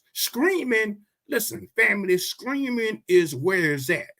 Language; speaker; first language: English; native; English